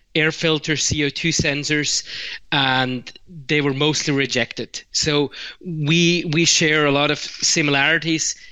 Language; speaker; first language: English; non-native, fluent; Swiss German